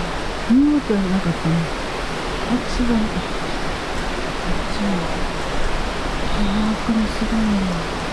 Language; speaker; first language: Japanese; native; Japanese